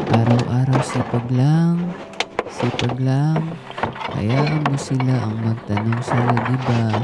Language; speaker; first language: Filipino; native; Filipino